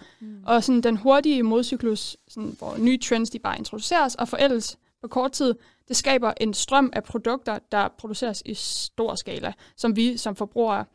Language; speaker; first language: Danish; native; Danish